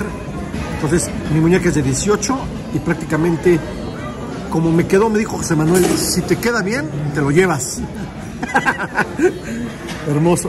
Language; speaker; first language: Spanish; native; Spanish